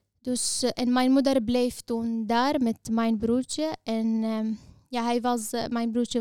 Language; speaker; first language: Dutch; non-native, fluent; Arabic